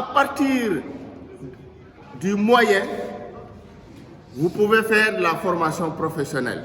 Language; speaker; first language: French; non-native, local second language; Wolof